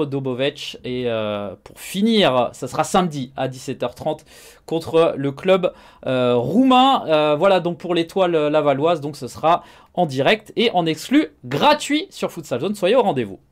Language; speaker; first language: French; native; French